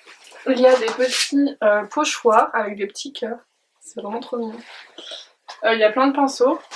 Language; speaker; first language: French; native; French